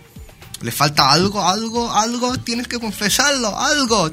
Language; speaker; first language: Spanish; non-native, fluent; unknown